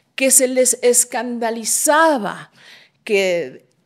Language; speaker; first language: Spanish; native; Spanish